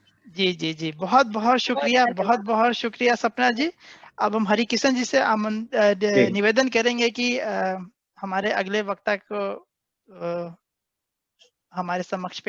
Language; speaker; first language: Hindi; native; Hindi